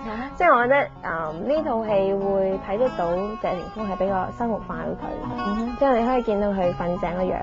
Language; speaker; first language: Cantonese; early bilingual, heritage; Cantonese